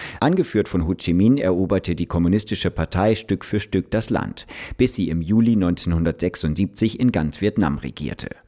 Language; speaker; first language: German; native; German